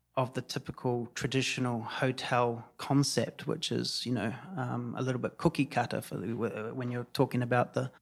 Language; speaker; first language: English; native; English